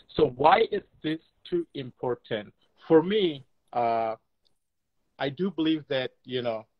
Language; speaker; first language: English; non-native, fluent; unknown